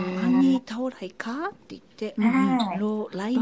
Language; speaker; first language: Japanese; native; Japanese